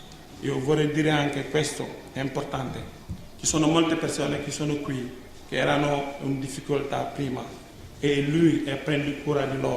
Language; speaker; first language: Italian; non-native, fluent; Wolof